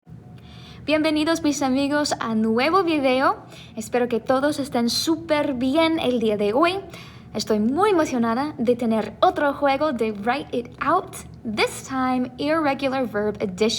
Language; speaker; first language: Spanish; non-native, fluent; English